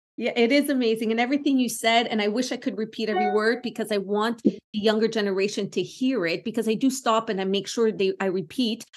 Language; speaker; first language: English; non-native, local second language; French